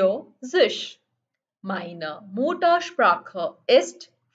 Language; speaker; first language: German; non-native, learner; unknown